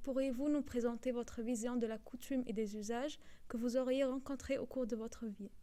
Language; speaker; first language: French; native; French